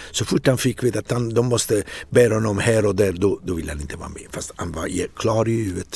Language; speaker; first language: Swedish; non-native, fluent; Italian